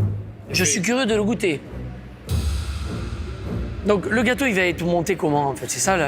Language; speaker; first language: French; native; French